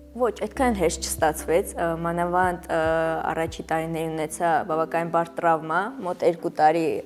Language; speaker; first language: Armenian; native; Armenian